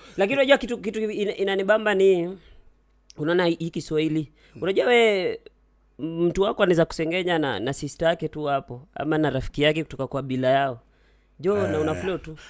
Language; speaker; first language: Swahili; native; Swahili